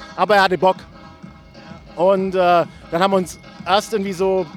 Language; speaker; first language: German; native; German